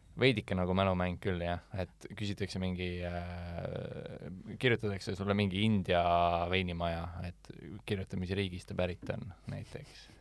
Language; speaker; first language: Estonian; native; Estonian